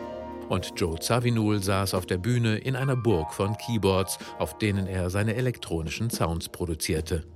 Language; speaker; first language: German; native; German